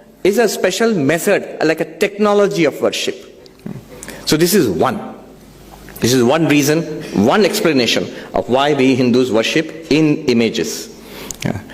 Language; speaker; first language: English; non-native, local second language; Bangla